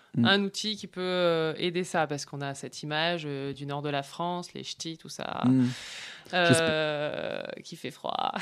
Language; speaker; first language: French; native; French